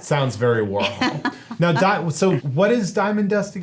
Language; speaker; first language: English; native; English